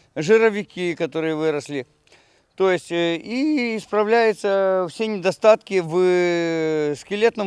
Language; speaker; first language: Russian; non-native, local second language; Ukrainian